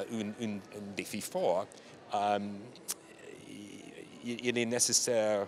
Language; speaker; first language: French; non-native, learner; English